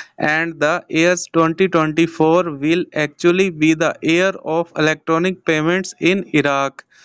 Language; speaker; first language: English; non-native, local second language; Urdu